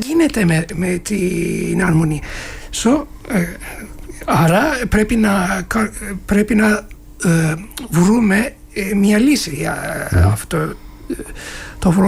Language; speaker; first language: Greek; non-native, learner; Turkish